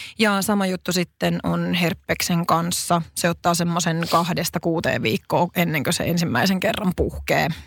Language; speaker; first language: Finnish; native; Finnish